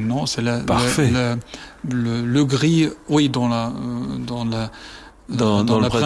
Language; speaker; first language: French; non-native, fluent; German